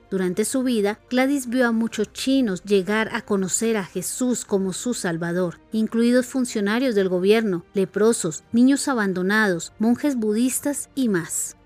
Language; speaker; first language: Spanish; native; Spanish